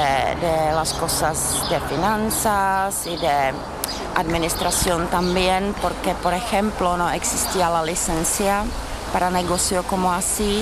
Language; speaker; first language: Spanish; non-native, fluent; Czech